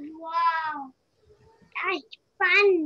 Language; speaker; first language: English; non-native, learner; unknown